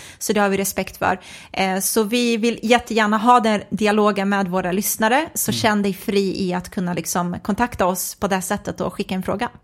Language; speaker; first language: Swedish; early bilingual, other home language; Croatian